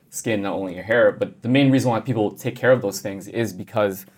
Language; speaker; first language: English; native; English